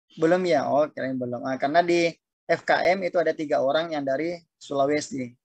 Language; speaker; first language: Indonesian; native; Indonesian